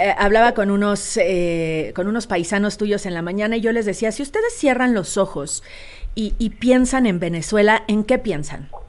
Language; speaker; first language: Spanish; native; Spanish